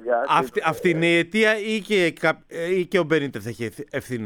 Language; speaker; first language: Greek; native; Greek